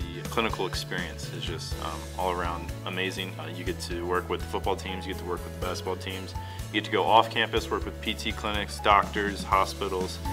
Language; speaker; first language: English; native; English